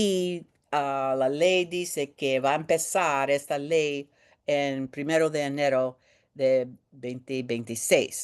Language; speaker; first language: Spanish; early bilingual, heritage; Spanish